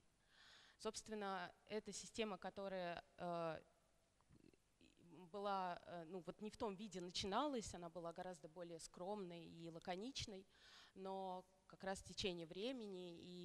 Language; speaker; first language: Russian; native; Russian